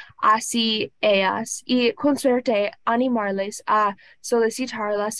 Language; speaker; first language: Spanish; non-native, learner; English